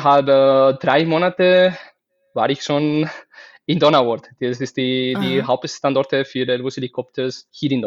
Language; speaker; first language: German; non-native, fluent; Spanish